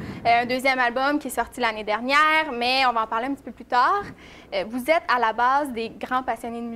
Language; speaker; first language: French; native; French